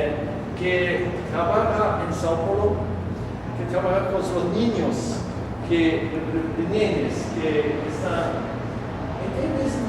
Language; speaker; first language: Spanish; non-native, learner; French